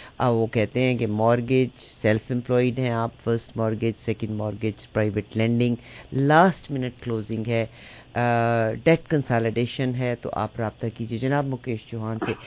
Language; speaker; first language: Urdu; native; Urdu